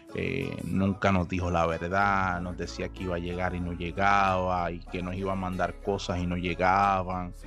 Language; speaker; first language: Spanish; native; Spanish